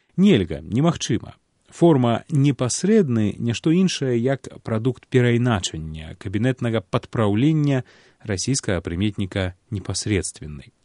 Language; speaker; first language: Belarusian; native; Belarusian